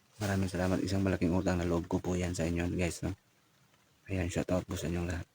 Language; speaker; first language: Filipino; non-native, local second language; Cebuano